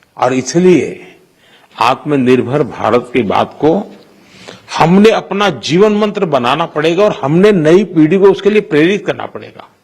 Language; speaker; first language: Hindi; non-native, local second language; Gujarati